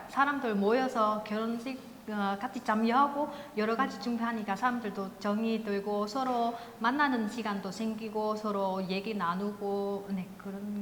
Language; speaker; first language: Korean; non-native, fluent; Vietnamese